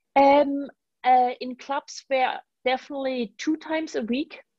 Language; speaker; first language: English; non-native, fluent; German